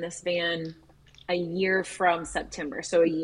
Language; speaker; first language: English; native; English